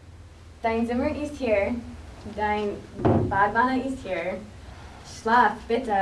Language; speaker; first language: German; non-native, learner; English